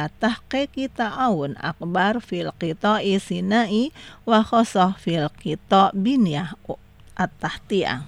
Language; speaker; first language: Arabic; non-native, fluent; Indonesian